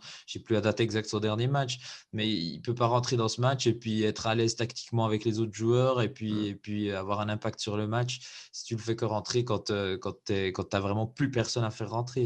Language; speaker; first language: French; native; French